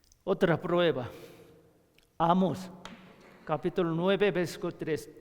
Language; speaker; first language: Spanish; non-native, learner; Korean